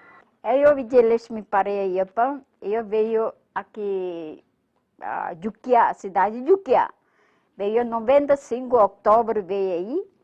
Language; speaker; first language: Portuguese; non-native, learner; Malayalam